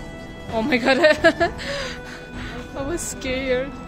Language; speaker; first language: English; non-native, learner; Russian